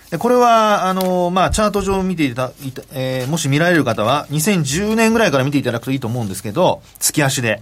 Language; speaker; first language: Japanese; native; Japanese